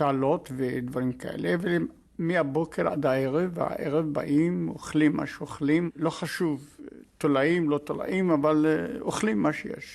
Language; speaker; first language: Hebrew; non-native, fluent; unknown